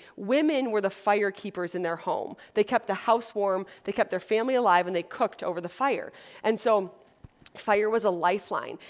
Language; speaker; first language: English; native; English